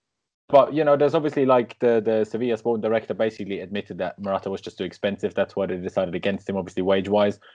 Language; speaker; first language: English; native; English